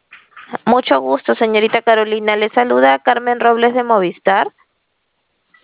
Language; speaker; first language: Spanish; native; Spanish